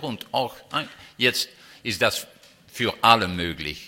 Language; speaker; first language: German; non-native, fluent; French